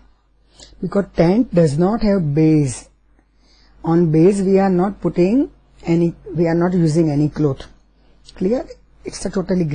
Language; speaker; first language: English; non-native, local second language; Gujarati